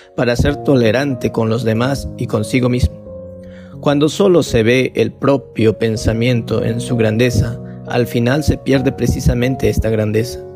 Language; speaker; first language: Spanish; non-native, fluent; Vietnamese